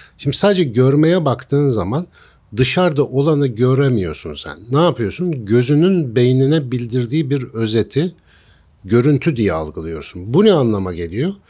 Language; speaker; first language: Turkish; native; Turkish